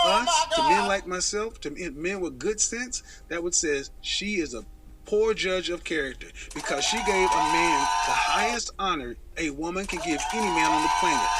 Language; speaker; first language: English; native; English